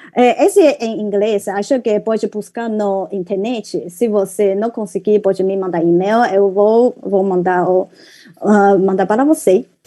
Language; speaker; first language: Portuguese; non-native, learner; Chinese